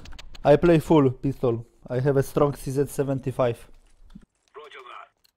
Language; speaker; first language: English; non-native, learner; Polish